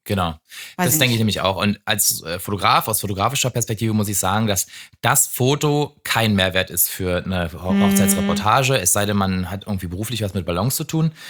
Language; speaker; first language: German; native; German